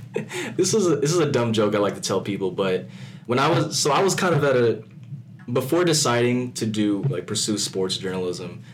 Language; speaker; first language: English; early bilingual, other home language; Filipino